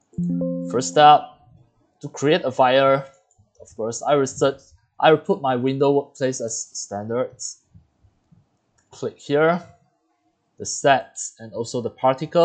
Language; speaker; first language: English; non-native, fluent; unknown